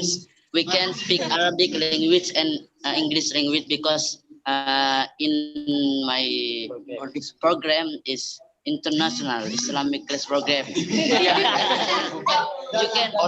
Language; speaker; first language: English; non-native, learner; Indonesian